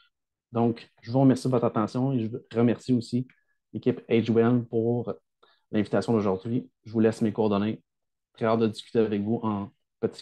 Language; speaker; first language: French; native; French